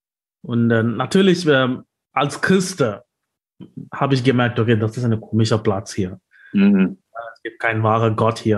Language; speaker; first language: German; non-native, fluent; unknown